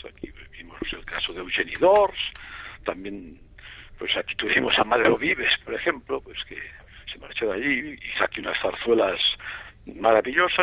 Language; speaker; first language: Spanish; native; Spanish